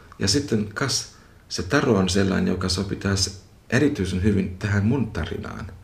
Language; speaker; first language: Finnish; non-native, fluent; German